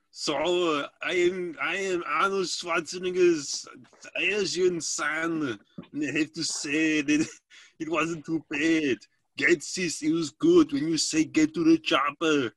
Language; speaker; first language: English; native; English